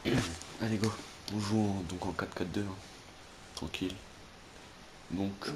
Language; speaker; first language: French; native; French